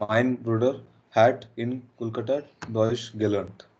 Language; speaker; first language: German; non-native, learner; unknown